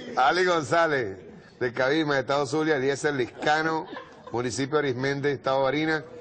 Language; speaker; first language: Spanish; native; Spanish